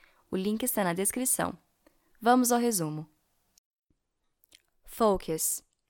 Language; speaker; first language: Portuguese; native; Portuguese